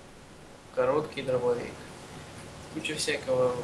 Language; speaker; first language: Russian; native; Russian